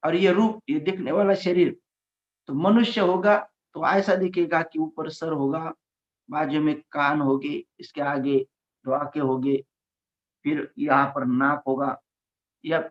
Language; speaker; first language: Hindi; non-native, local second language; Marathi